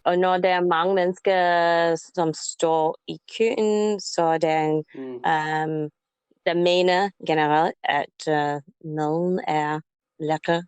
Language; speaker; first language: Danish; non-native, learner; English